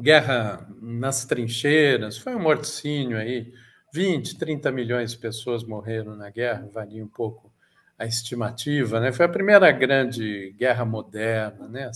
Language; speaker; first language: Portuguese; native; Portuguese